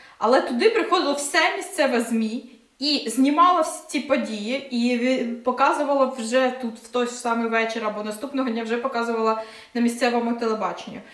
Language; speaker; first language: Ukrainian; non-native, local second language; Russian